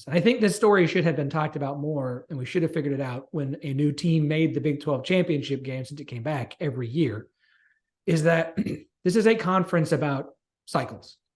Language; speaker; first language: English; native; English